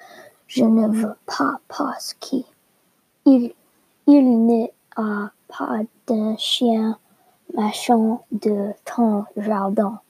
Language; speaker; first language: French; non-native, learner; English